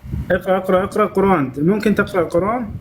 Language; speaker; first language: Arabic; non-native, learner; Amharic